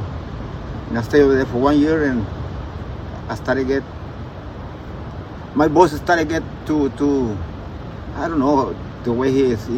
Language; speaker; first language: English; non-native, learner; Spanish